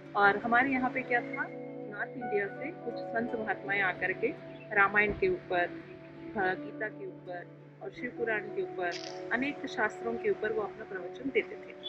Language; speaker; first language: Hindi; non-native, local second language; Telugu